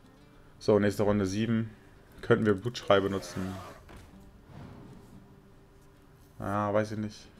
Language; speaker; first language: German; native; German